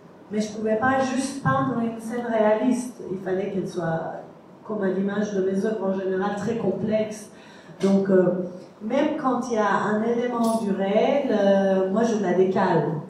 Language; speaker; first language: French; non-native, fluent; Persian